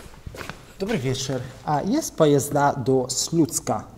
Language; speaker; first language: Russian; non-native, learner; Italian